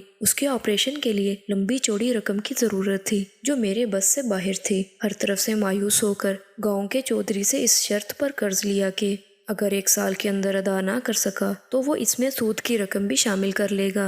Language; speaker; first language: Urdu; native; Urdu